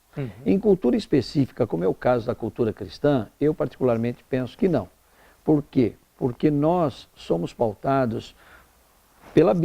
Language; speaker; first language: Portuguese; native; Portuguese